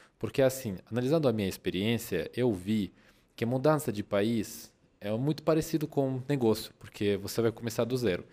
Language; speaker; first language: Portuguese; non-native, fluent; Russian